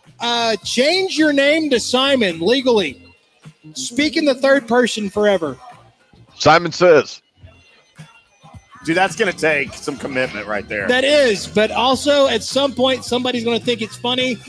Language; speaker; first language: English; native; English